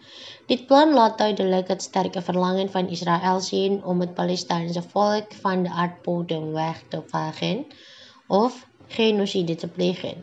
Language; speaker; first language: Dutch; non-native, fluent; Indonesian